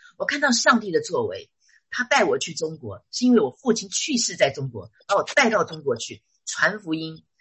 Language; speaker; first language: Chinese; native; Chinese